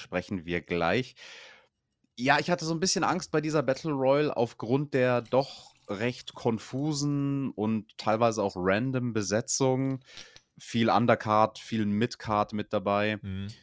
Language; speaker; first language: German; native; German